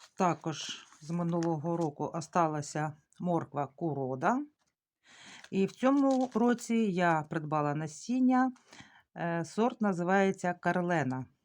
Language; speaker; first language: Ukrainian; native; Ukrainian